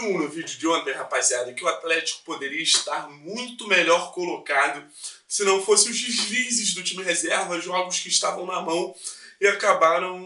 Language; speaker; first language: Portuguese; native; Portuguese